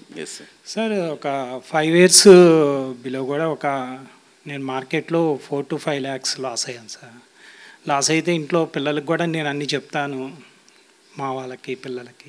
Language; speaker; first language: Telugu; native; Telugu